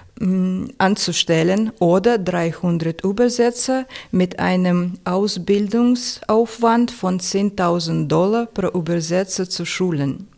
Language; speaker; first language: German; non-native, fluent; Russian